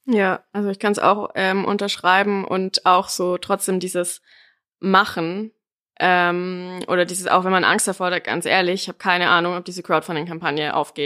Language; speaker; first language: German; native; German